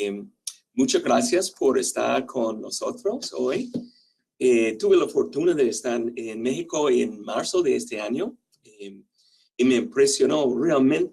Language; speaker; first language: Spanish; non-native, fluent; English